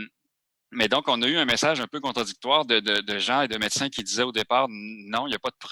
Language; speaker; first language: French; native; French